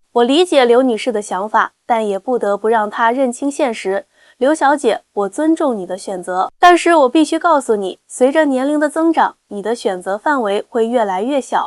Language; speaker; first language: Chinese; native; Chinese